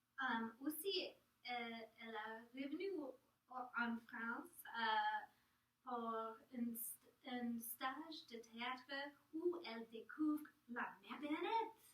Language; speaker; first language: French; non-native, learner; English